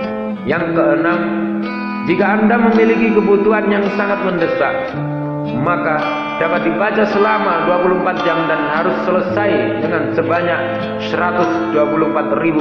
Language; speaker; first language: Indonesian; native; Indonesian